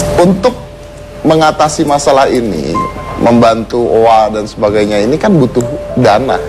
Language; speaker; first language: Indonesian; native; Indonesian